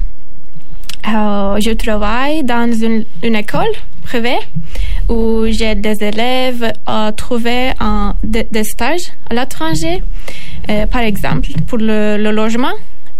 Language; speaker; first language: French; non-native, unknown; Turkish